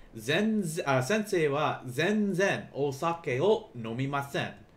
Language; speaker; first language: Japanese; non-native, fluent; English